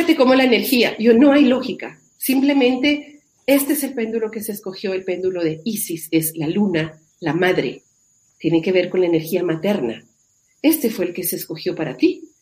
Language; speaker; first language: Spanish; native; Spanish